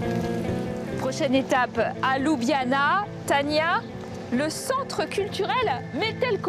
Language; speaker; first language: French; native; French